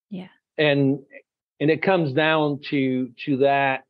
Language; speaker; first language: English; non-native, fluent; Spanish